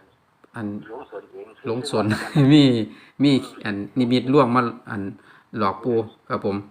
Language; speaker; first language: Thai; non-native, local second language; Lao